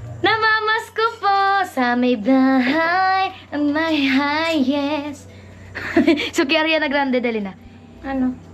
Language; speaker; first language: Filipino; non-native, local second language; Bikol